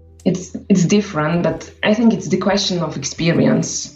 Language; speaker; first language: English; non-native, fluent; Slovak